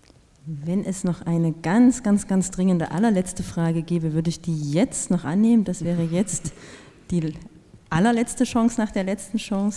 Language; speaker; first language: German; native; German